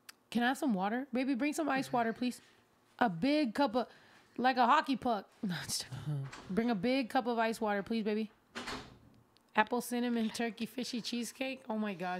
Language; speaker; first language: English; early bilingual, other home language; Spanish